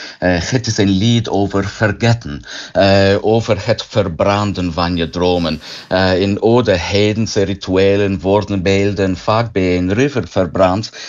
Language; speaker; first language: Dutch; non-native, learner; English